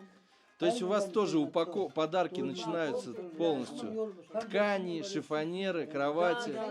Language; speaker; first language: Russian; native; Russian